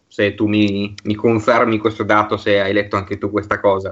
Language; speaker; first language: Italian; native; Italian